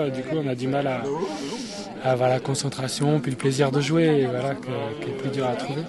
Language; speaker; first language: French; native; French